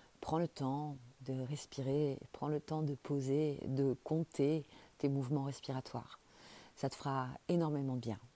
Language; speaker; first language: French; native; French